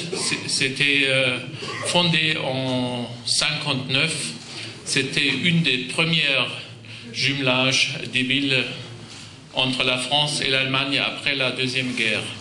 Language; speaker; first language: French; non-native, fluent; German